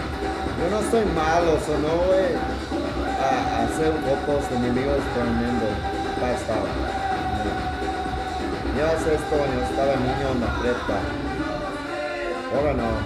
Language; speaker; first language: Spanish; early bilingual, heritage; Spanish